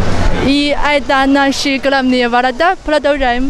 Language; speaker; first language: Russian; non-native, fluent; Chinese